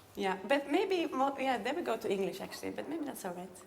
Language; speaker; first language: English; non-native, fluent; Norwegian